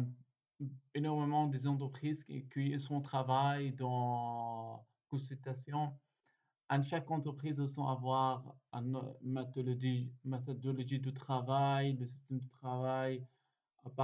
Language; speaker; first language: French; non-native, learner; Arabic